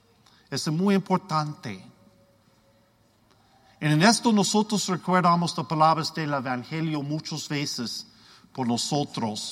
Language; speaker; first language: Spanish; non-native, learner; English